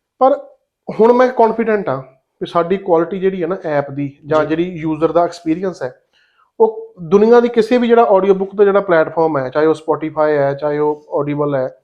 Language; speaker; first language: Punjabi; native; Punjabi